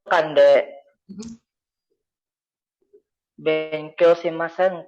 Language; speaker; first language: Japanese; non-native, learner; Indonesian